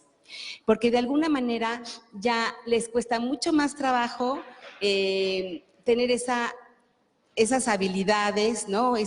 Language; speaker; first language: Spanish; native; Spanish